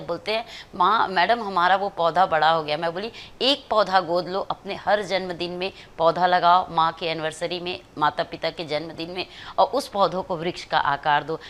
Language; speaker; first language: Hindi; native; Hindi